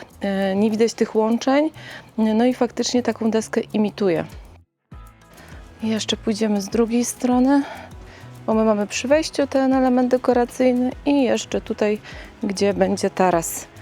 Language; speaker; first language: Polish; native; Polish